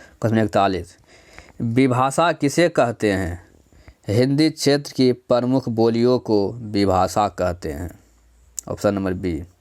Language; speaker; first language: Hindi; native; Hindi